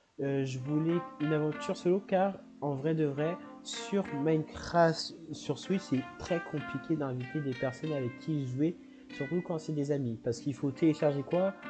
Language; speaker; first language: French; native; French